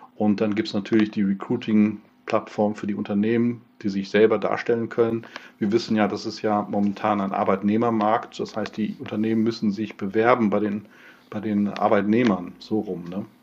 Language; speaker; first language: German; non-native, fluent; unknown